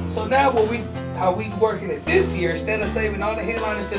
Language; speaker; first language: English; native; English